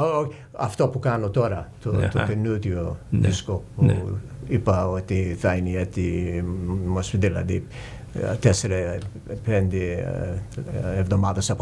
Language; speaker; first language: Greek; early bilingual, heritage; English